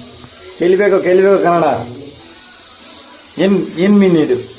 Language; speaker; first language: Kannada; non-native, learner; Nepali